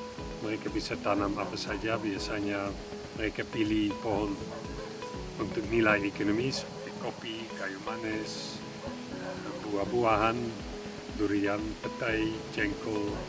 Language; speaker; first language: Indonesian; non-native, fluent; Dutch